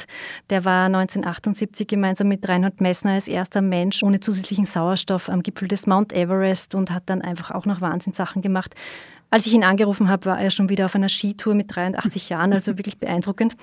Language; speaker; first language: German; native; German